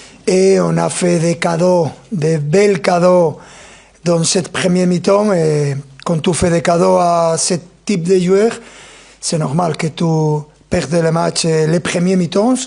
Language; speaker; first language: French; non-native, fluent; Spanish